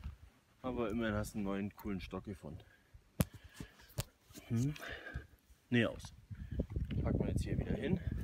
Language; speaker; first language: German; native; German